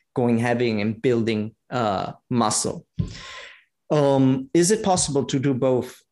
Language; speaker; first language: English; non-native, fluent; Italian